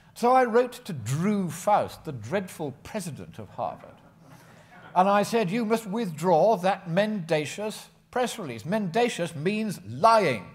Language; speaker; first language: English; native; English